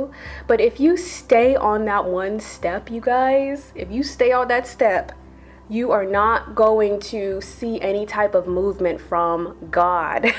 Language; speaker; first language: English; native; English